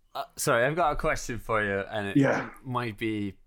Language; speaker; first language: English; native; English